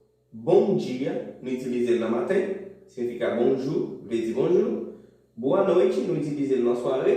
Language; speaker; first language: French; non-native, local second language; Haitian Creole